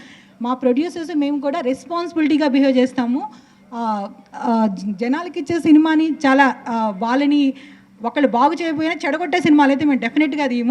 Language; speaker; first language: Telugu; native; Telugu